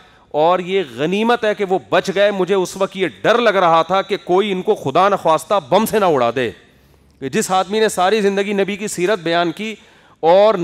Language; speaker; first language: Urdu; native; Urdu